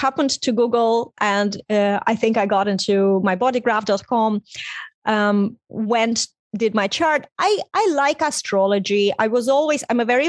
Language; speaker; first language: English; non-native, fluent; Russian